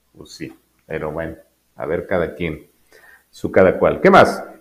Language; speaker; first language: Spanish; native; Spanish